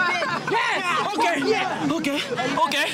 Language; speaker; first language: English; non-native, learner; Japanese